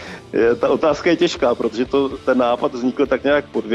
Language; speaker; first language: Czech; native; Czech